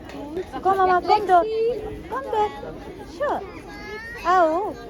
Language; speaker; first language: Dutch; non-native, fluent; Tibetan